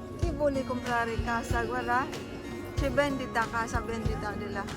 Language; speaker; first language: Italian; non-native, learner; Filipino